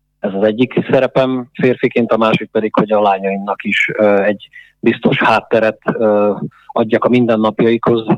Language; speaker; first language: Hungarian; native; Hungarian